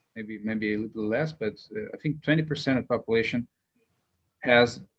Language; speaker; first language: English; non-native, fluent; Russian